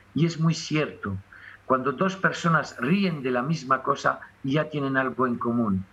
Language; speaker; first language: Spanish; non-native, fluent; French